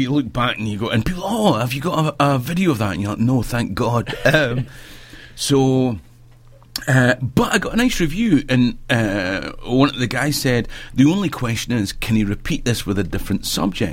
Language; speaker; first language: English; native; English